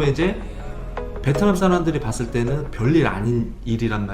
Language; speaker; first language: Korean; native; Korean